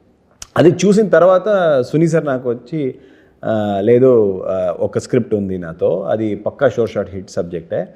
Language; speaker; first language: Telugu; non-native, learner; Kannada